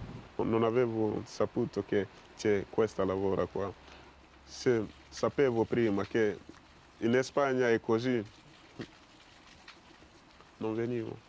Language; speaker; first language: Italian; non-native, learner; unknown